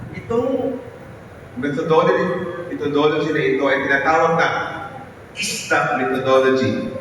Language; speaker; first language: Filipino; non-native, local second language; Cebuano